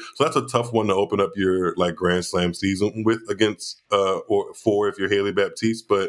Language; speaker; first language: English; native; English